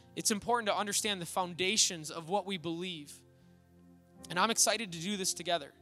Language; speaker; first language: English; native; English